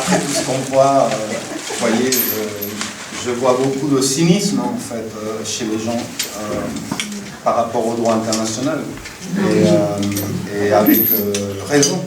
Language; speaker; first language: French; non-native, fluent; Spanish